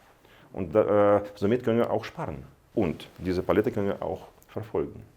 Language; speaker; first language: German; non-native, fluent; Russian